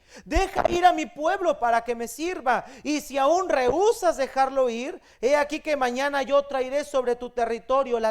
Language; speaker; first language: Spanish; native; Spanish